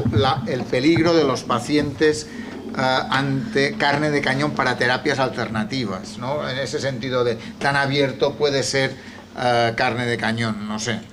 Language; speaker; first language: Spanish; native; Spanish